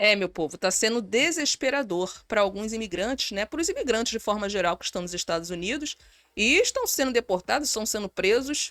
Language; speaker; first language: Portuguese; native; Portuguese